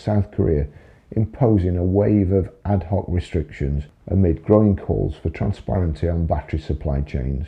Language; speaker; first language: English; native; English